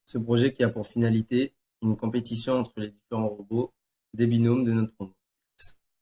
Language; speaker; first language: French; native; French